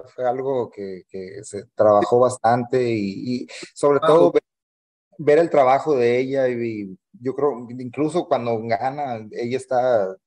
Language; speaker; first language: Spanish; native; Spanish